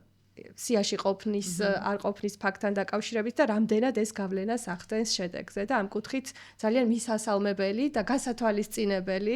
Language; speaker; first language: Georgian; native; Georgian